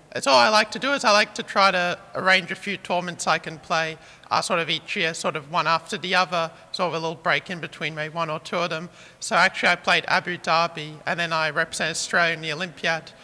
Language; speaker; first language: English; native; English